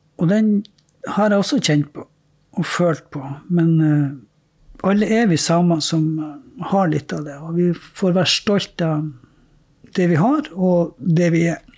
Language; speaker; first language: Norwegian; native; Norwegian